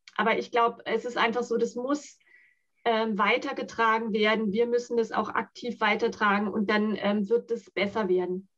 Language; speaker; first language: German; non-native, local second language; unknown